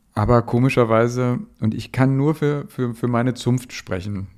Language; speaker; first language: German; native; German